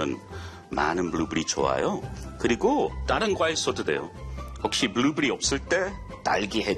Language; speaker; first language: Korean; non-native, fluent; English